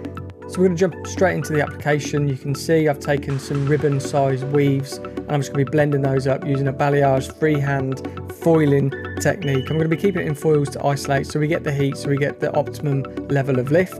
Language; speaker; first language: English; native; English